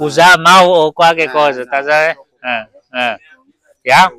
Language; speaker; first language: Portuguese; non-native, learner; Vietnamese